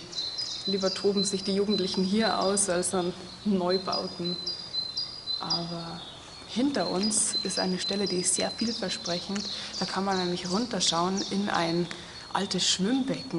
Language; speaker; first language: German; native; German